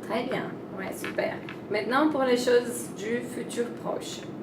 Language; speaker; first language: French; non-native, fluent; Portuguese